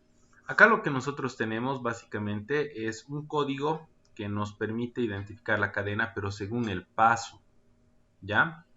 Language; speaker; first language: Spanish; native; Spanish